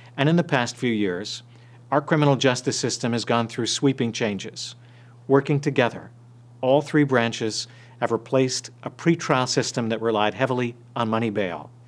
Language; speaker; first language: English; native; English